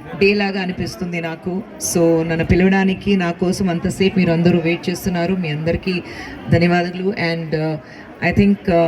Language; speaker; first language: Telugu; non-native, local second language; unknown